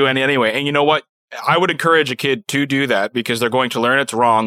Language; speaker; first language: English; native; English